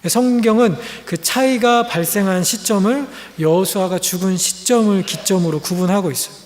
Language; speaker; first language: Korean; native; Korean